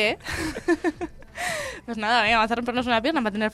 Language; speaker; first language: Spanish; native; Spanish